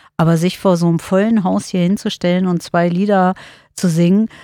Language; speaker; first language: German; non-native, fluent; Bulgarian